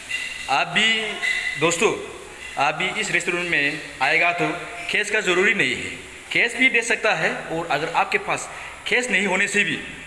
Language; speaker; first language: Hindi; non-native, local second language; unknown